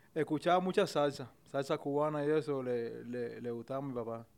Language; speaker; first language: Spanish; native; Spanish